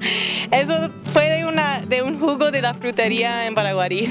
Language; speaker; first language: Spanish; non-native, fluent; English